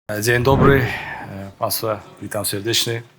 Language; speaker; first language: Polish; non-native, learner; Uzbek